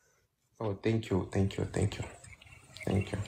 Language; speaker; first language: English; non-native, learner; French